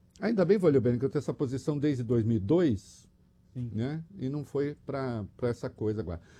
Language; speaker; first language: Portuguese; native; Portuguese